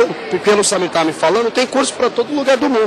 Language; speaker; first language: Portuguese; native; Portuguese